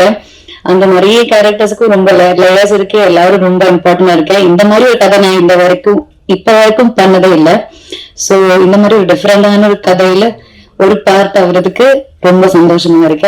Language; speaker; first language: Tamil; non-native, learner; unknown